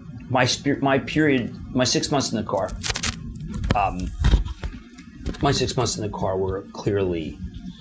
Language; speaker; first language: English; native; English